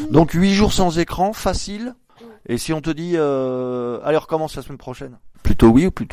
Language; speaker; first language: French; native; French